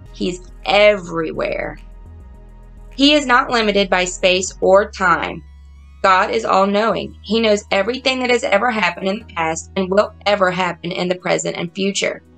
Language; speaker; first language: English; native; English